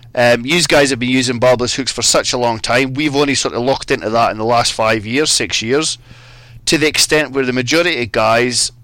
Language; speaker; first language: English; native; English